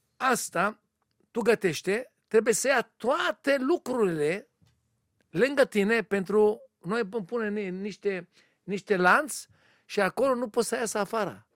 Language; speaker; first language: Romanian; non-native, learner; Hebrew